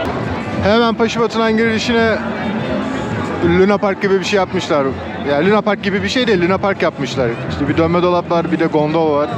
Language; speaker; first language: Turkish; native; Turkish